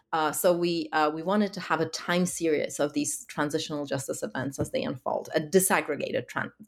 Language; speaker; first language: English; early bilingual, other home language; Polish